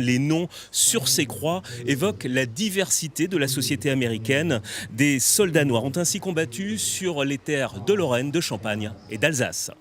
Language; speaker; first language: French; native; French